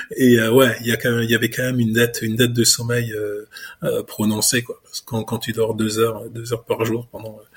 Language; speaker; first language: French; native; French